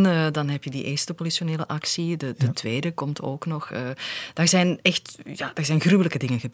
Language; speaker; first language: Dutch; native; Dutch